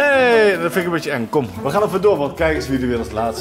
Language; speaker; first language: Dutch; native; Dutch